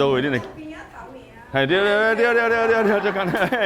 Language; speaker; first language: Chinese; native; Chinese